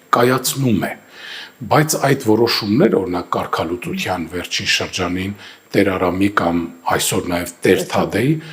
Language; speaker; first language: Armenian; native; Armenian